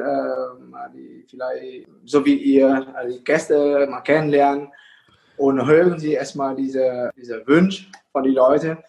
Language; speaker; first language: German; non-native, fluent; Vietnamese